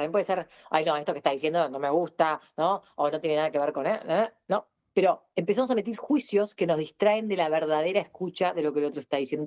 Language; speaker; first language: Spanish; native; Spanish